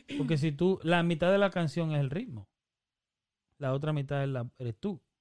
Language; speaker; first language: Spanish; early bilingual, heritage; Spanish